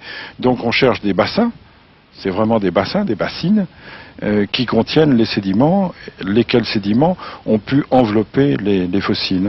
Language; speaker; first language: French; native; French